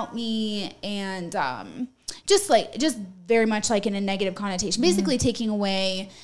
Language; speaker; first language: English; native; English